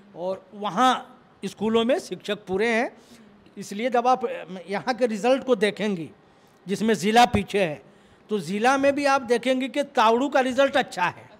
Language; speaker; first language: Hindi; native; Hindi